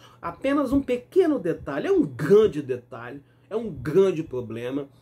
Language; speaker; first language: Portuguese; native; Portuguese